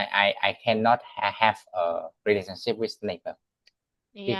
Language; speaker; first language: English; non-native, learner; Vietnamese